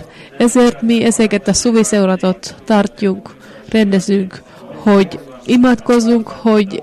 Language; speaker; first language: Hungarian; non-native, fluent; Finnish